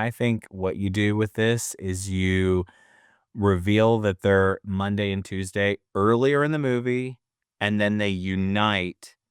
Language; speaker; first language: English; native; English